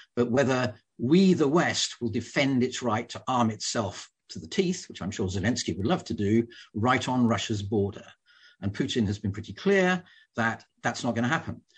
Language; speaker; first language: English; native; English